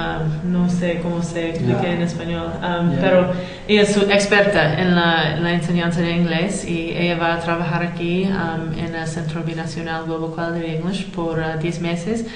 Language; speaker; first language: Spanish; non-native, fluent; English